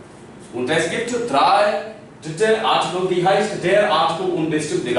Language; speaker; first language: German; non-native, learner; Hindi